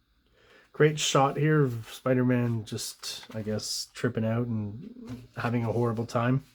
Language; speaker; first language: English; native; English